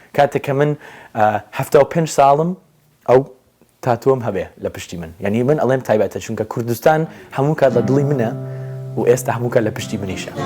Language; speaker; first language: Kurdish; early bilingual, other home language; English